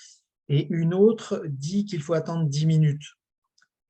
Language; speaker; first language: French; native; French